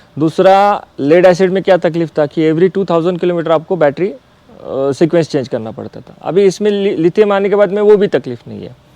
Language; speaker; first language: Hindi; non-native, local second language; Marathi